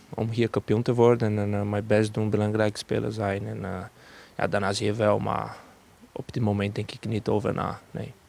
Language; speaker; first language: Dutch; non-native, fluent; Portuguese